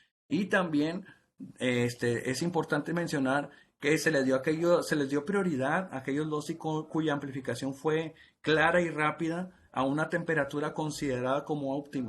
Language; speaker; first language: Spanish; native; Spanish